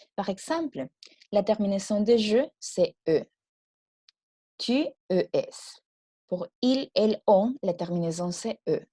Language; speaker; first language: French; non-native, fluent; Spanish